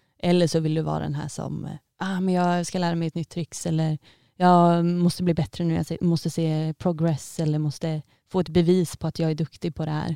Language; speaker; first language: Swedish; native; Swedish